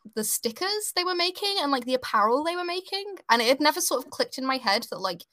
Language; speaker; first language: English; native; English